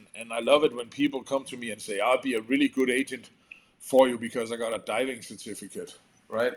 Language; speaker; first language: English; non-native, fluent; Danish